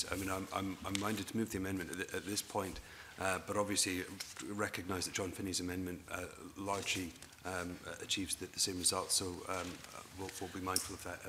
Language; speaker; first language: English; native; English